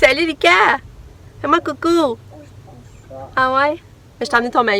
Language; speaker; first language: French; native; French